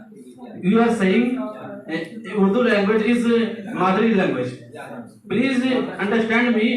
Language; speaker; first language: English; non-native, learner; Urdu